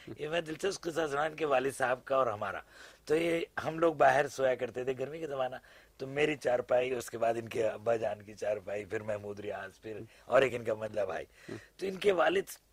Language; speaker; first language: Urdu; native; Urdu